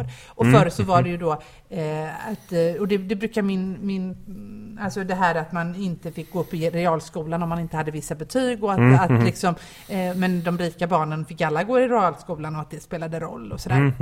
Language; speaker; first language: Swedish; native; Swedish